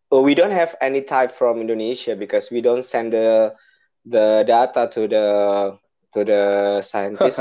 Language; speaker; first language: English; non-native, learner; Indonesian